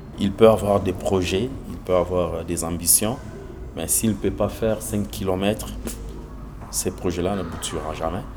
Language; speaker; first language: French; non-native, local second language; Lingala